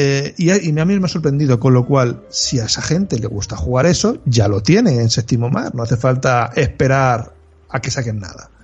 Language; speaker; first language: Spanish; native; Spanish